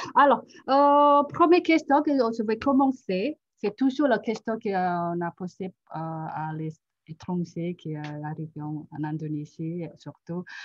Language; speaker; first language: French; non-native, fluent; Indonesian